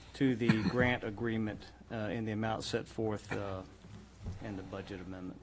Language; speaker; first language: English; native; English